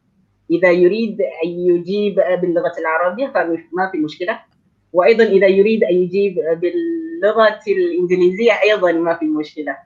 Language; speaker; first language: Arabic; non-native, fluent; Malay